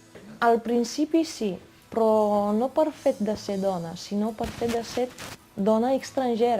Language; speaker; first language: Catalan; non-native, fluent; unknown